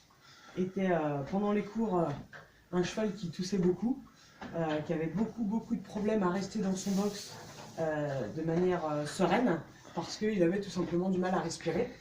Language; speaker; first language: French; native; French